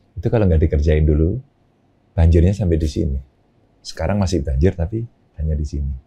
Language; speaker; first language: Indonesian; non-native, local second language; Javanese